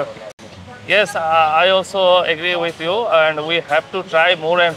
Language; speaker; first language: English; non-native, learner; Bangla